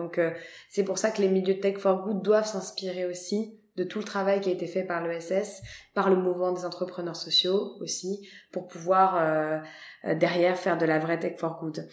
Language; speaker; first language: French; native; French